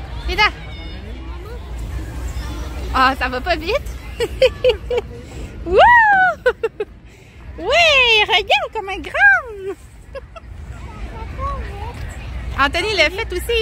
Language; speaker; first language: French; native; French